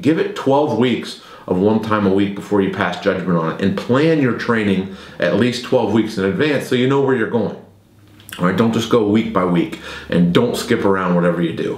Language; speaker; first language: English; native; English